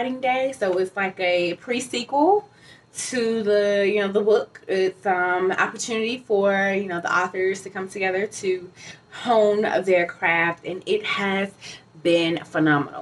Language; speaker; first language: English; native; English